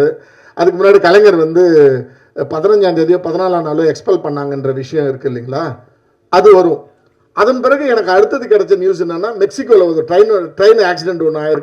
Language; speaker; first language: Tamil; native; Tamil